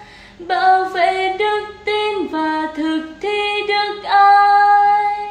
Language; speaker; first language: Vietnamese; native; Vietnamese